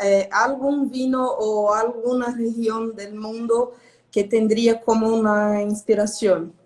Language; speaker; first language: Spanish; non-native, fluent; Portuguese